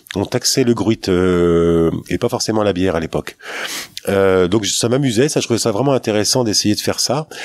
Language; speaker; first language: French; native; French